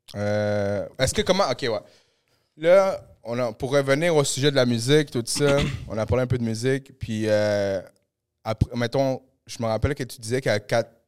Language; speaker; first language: French; native; French